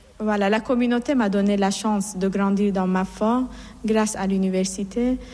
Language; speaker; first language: French; non-native, fluent; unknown